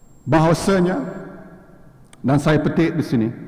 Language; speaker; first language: Malay; native; Malay